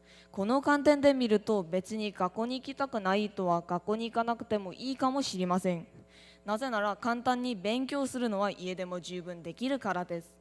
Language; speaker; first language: Japanese; non-native, learner; Korean